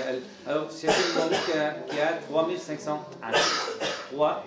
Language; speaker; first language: French; non-native, learner; Armenian